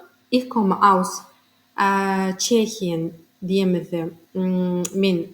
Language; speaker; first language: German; non-native, fluent; Turkmen